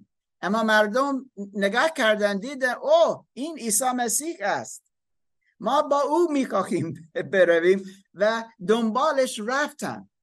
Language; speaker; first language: Persian; non-native, learner; German